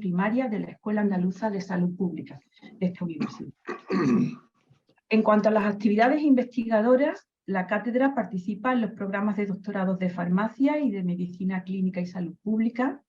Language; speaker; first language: Spanish; native; Spanish